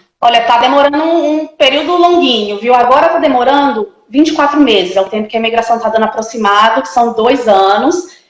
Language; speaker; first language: Portuguese; native; Portuguese